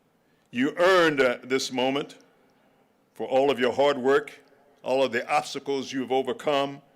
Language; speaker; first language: English; native; English